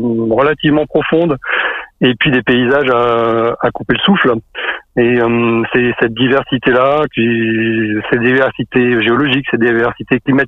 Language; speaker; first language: French; native; French